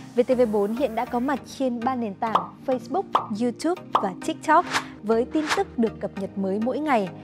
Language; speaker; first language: Vietnamese; native; Vietnamese